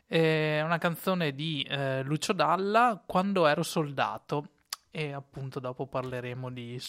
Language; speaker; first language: Italian; native; Italian